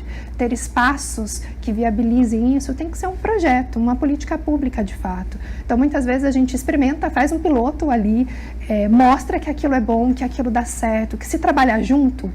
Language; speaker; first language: Portuguese; native; Portuguese